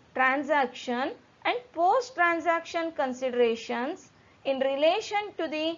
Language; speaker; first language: English; non-native, local second language; Kannada